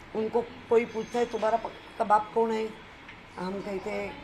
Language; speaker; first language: Hindi; non-native, local second language; Marathi